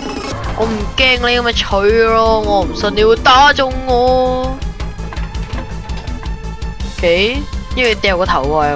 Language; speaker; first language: Chinese; native; Chinese